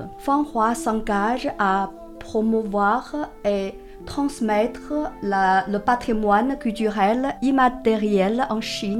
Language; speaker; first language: French; non-native, fluent; Chinese